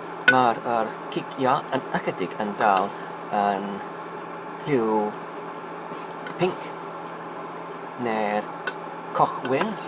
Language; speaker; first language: Welsh; non-native, learner; Polish